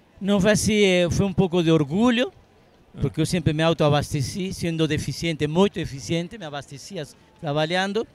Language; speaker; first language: Portuguese; non-native, fluent; Arabic